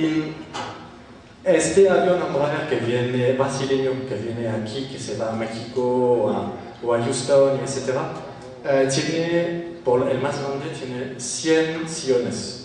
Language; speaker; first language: Spanish; non-native, fluent; French